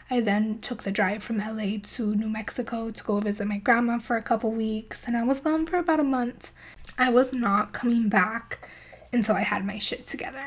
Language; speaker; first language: English; native; English